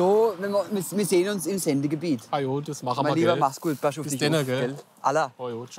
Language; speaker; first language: German; native; German